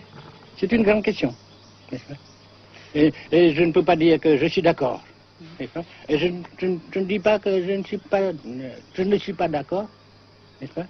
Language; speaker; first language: French; non-native, fluent; Vietnamese